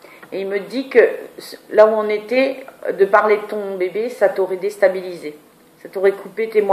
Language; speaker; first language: French; native; French